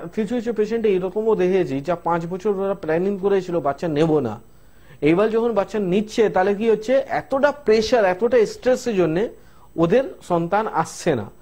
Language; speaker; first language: Bangla; non-native, local second language; Hindi